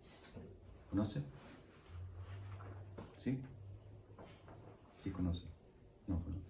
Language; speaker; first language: Spanish; non-native, learner; English